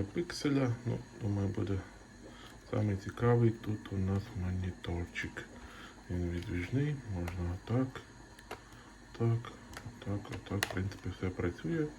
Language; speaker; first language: Ukrainian; native; Ukrainian